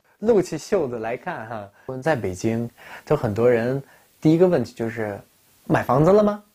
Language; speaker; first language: Chinese; non-native, fluent; Russian